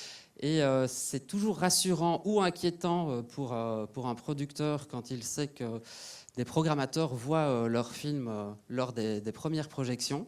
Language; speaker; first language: French; native; French